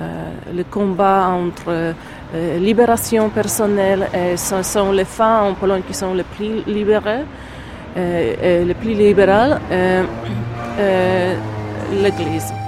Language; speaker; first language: French; non-native, fluent; Polish